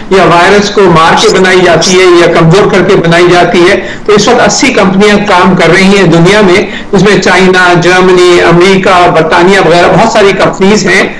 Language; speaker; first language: Urdu; native; Urdu